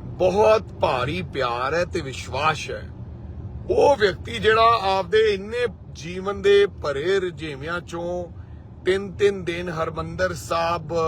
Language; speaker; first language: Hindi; non-native, local second language; Punjabi